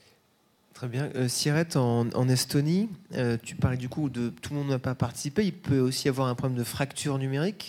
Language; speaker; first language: French; native; French